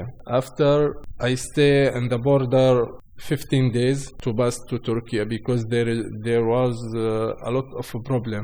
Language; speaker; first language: English; non-native, learner; Arabic